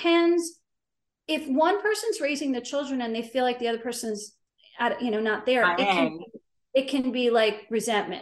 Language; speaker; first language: English; native; English